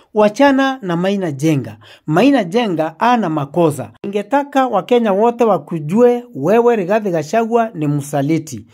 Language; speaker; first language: Swahili; non-native, local second language; Meru